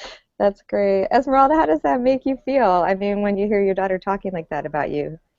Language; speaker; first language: English; native; English